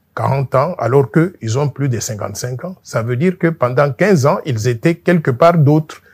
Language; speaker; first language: French; non-native, local second language; Luba-Lulua